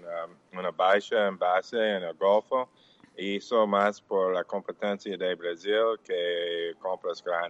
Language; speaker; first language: Portuguese; non-native, fluent; English